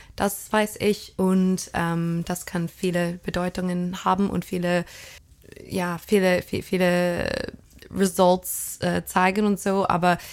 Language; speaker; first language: German; non-native, fluent; English